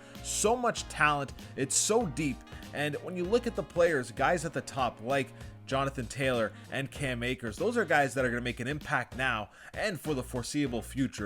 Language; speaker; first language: English; native; English